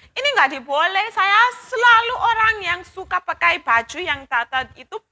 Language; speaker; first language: Indonesian; non-native, fluent; Shona